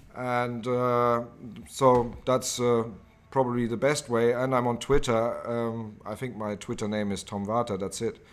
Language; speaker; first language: English; non-native, fluent; German